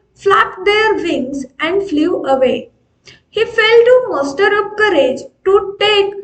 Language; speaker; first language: English; non-native, local second language; Marathi